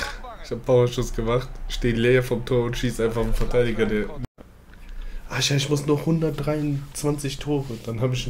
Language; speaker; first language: German; native; German